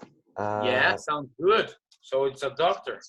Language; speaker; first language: English; non-native, fluent; Portuguese